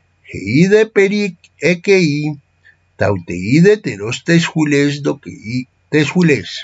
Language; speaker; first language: Greek; non-native, fluent; Spanish